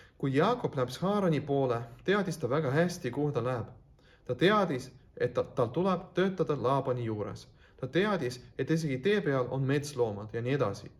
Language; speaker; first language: Estonian; non-native, local second language; Russian